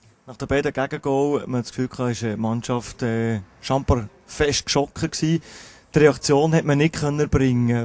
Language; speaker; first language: German; non-native, learner; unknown